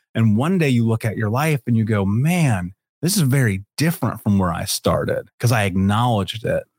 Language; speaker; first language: English; native; English